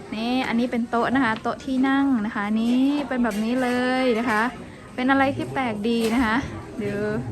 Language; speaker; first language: Thai; native; Thai